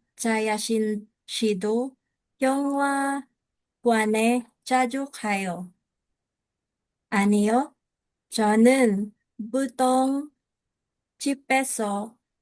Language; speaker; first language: Korean; non-native, learner; Filipino